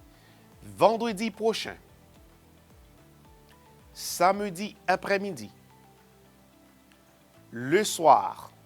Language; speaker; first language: French; non-native, fluent; Spanish